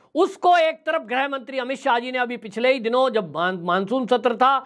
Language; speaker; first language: Hindi; native; Hindi